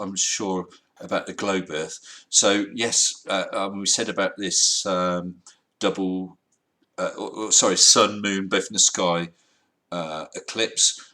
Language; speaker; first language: English; native; English